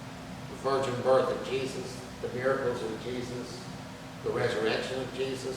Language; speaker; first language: English; native; English